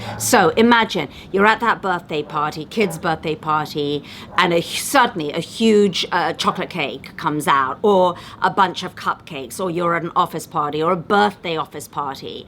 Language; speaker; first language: English; native; English